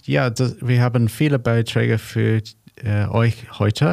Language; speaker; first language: German; non-native, learner; English